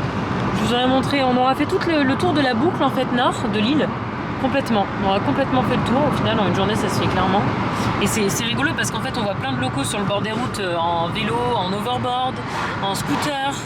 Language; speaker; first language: French; native; French